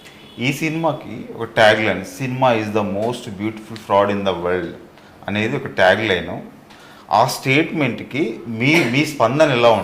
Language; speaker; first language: Telugu; native; Telugu